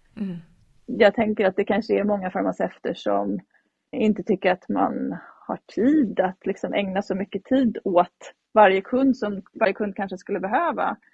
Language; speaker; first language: Swedish; native; Swedish